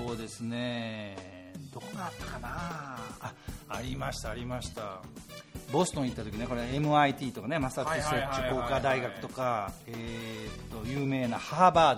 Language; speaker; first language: Japanese; native; Japanese